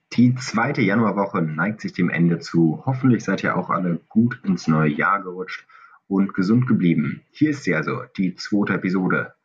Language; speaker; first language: German; native; German